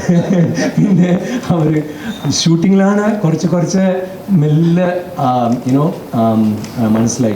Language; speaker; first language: Malayalam; non-native, local second language; Tamil